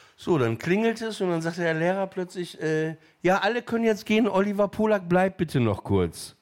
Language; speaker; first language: German; native; German